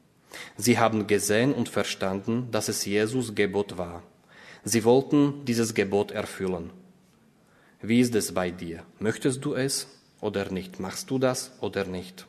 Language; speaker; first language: German; non-native, fluent; Slovak